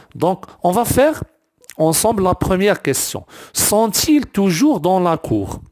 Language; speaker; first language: French; non-native, local second language; Arabic